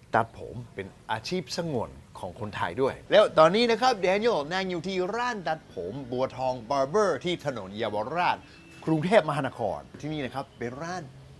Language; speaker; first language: Thai; non-native, fluent; English